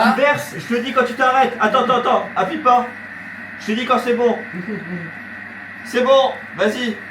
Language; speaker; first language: French; native; French